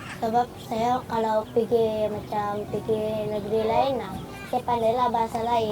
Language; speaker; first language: Indonesian; non-native, local second language; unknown